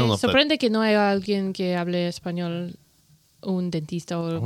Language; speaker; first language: Spanish; non-native, learner; English